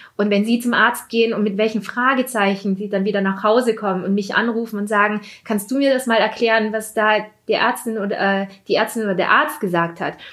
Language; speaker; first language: German; early bilingual, other home language; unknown